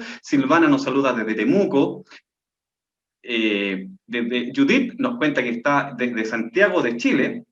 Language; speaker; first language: Spanish; native; Spanish